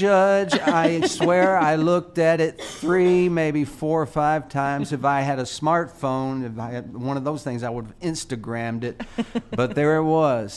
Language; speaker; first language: English; native; English